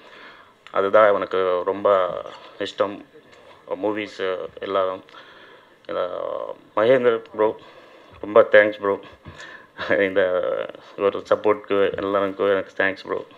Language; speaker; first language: Tamil; non-native, learner; Telugu